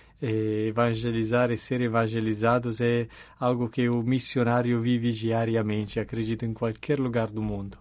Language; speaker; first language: Portuguese; non-native, fluent; Italian